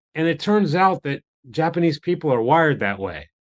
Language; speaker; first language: English; native; English